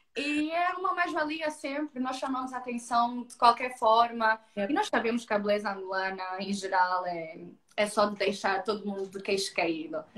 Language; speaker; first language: Portuguese; native; Portuguese